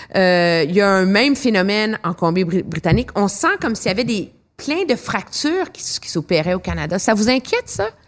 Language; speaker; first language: French; native; French